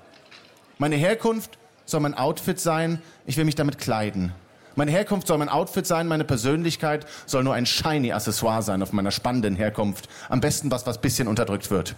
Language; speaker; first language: German; native; German